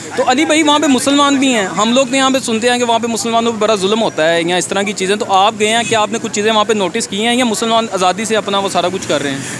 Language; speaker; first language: Urdu; non-native, local second language; Punjabi